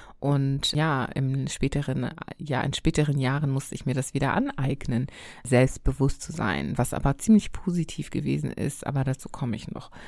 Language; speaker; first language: German; early bilingual, other home language; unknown